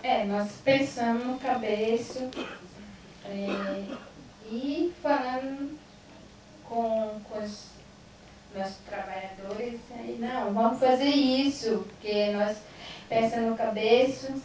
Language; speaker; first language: Portuguese; non-native, learner; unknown